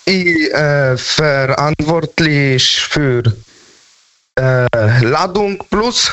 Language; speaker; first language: German; non-native, learner; Polish